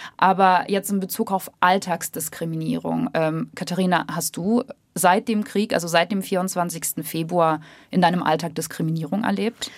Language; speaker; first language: German; early bilingual, other home language; Russian